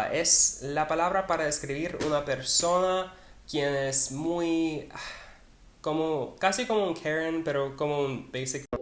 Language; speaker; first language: Spanish; non-native, learner; English